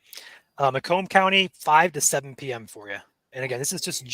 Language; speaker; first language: English; native; English